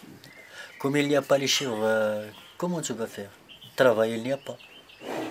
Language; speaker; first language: French; non-native, learner; Berber languages